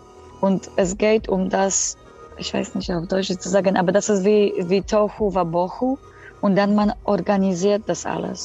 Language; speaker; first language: German; non-native, fluent; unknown